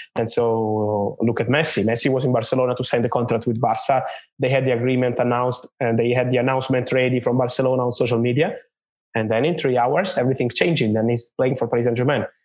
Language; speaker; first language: English; non-native, fluent; Italian